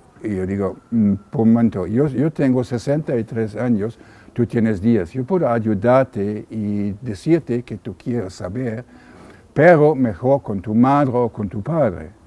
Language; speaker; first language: Spanish; non-native, learner; German